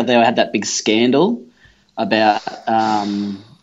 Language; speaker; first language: English; native; English